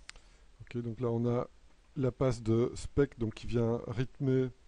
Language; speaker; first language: French; native; French